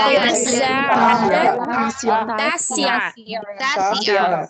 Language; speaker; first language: Arabic; non-native, learner; Tamil